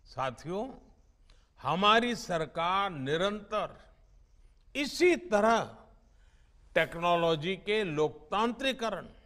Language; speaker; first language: Hindi; non-native, local second language; Gujarati